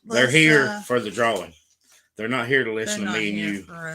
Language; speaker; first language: English; native; English